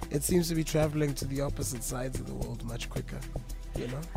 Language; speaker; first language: English; non-native, local second language; Zulu